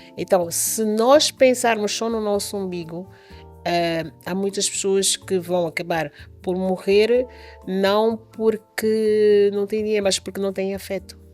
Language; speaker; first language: Portuguese; native; Portuguese